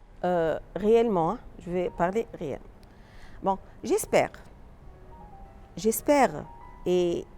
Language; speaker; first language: French; non-native, local second language; Arabic